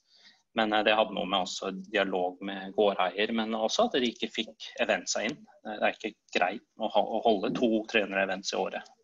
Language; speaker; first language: Norwegian; native; Norwegian